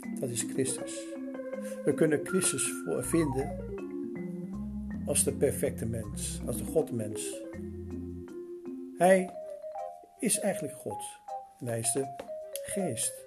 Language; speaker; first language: Dutch; native; Dutch